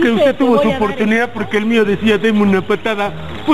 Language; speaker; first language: Spanish; native; Spanish